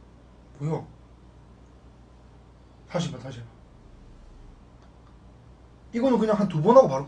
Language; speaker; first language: Korean; native; Korean